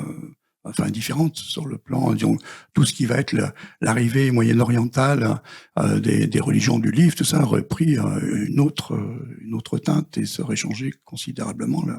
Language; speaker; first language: French; native; French